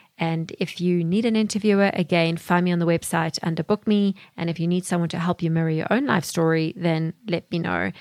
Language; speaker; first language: English; native; English